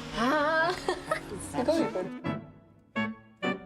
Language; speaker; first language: Japanese; non-native, fluent; German